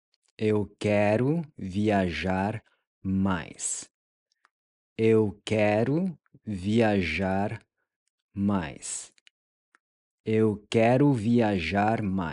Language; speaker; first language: Portuguese; non-native, fluent; English